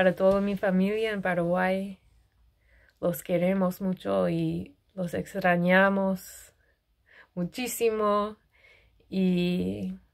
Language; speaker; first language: Spanish; early bilingual, heritage; Spanish